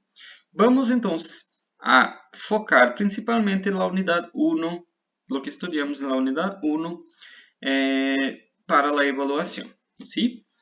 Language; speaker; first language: Spanish; non-native, fluent; Portuguese